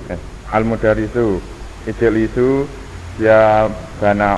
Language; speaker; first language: Arabic; non-native, learner; Indonesian